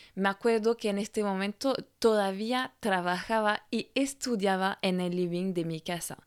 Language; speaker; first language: Spanish; non-native, fluent; French